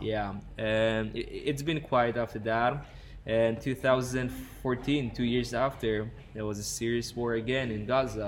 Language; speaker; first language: English; non-native, fluent; Hebrew